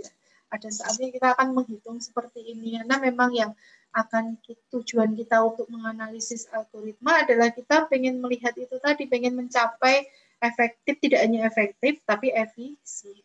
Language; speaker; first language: Indonesian; native; Indonesian